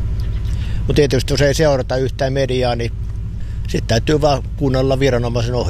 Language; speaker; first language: Finnish; native; Finnish